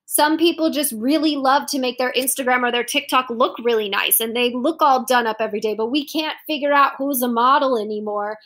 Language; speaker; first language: English; native; English